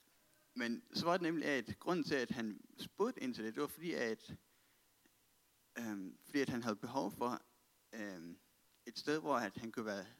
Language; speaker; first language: Danish; native; Danish